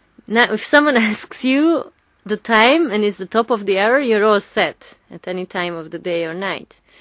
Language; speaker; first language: English; non-native, fluent; Hungarian